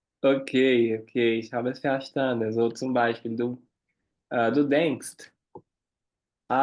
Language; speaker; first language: German; non-native, fluent; Portuguese